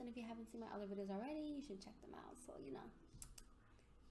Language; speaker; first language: English; native; English